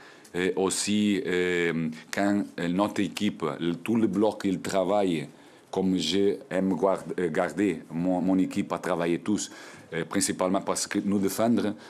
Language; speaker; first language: French; non-native, learner; Portuguese